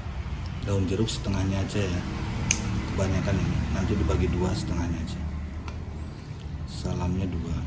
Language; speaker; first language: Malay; non-native, local second language; Javanese